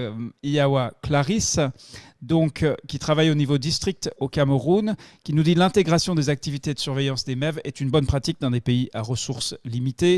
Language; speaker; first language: French; native; French